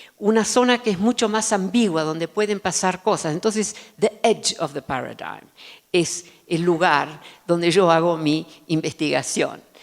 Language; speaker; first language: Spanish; early bilingual, other home language; Dutch